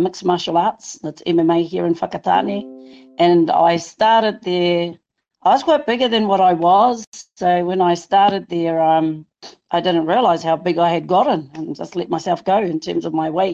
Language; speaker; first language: English; non-native, local second language; Māori